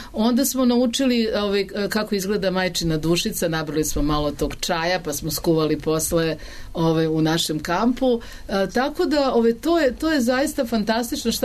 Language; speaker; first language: Serbian; native; Serbian